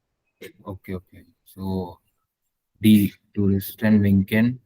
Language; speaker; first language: German; non-native, learner; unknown